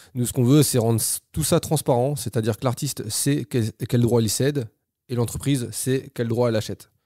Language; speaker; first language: French; native; French